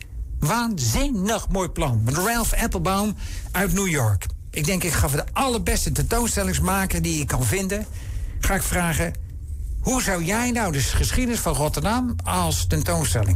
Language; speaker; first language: Dutch; native; Dutch